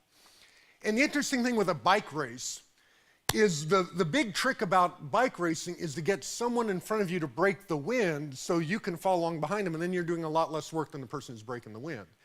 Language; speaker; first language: English; native; English